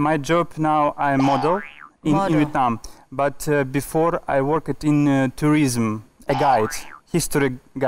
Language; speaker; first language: English; non-native, learner; Russian